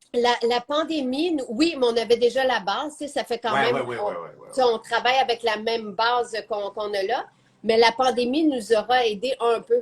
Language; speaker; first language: French; native; French